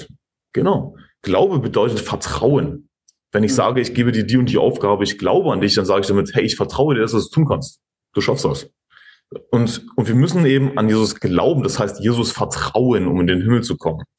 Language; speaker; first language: German; native; German